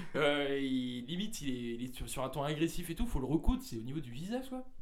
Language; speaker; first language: French; native; French